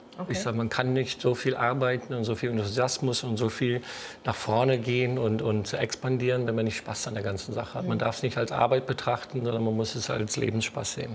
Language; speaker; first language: German; non-native, fluent; English